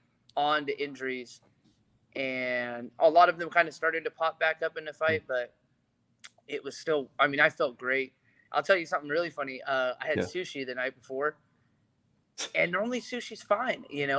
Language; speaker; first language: English; native; English